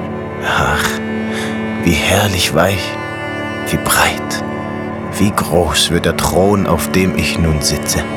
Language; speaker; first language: German; native; German